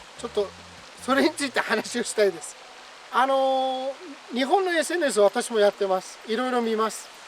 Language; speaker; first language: Japanese; non-native, fluent; Persian